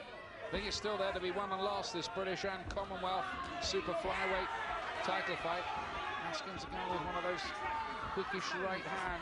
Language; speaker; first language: English; native; English